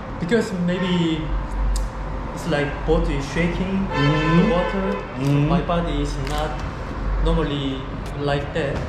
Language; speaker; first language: English; non-native, learner; Korean